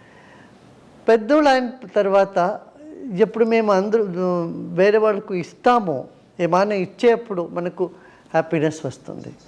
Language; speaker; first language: Telugu; non-native, local second language; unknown